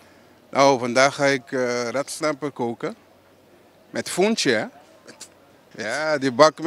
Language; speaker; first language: Dutch; non-native, local second language; Papiamento